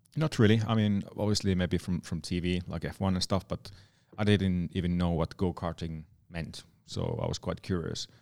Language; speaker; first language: English; non-native, fluent; Finnish